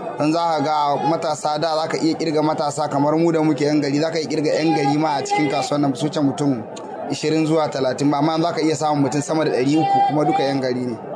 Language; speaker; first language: Hausa; native; Hausa